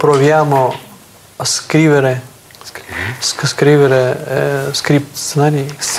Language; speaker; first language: Italian; non-native, learner; Russian